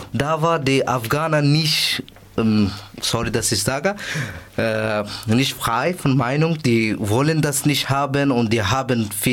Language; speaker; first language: German; non-native, learner; Persian